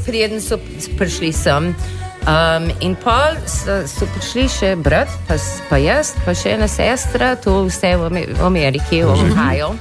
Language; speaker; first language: Slovenian; early bilingual, heritage; Slovenian